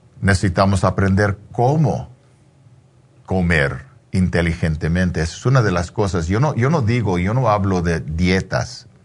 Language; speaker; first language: Spanish; early bilingual, heritage; English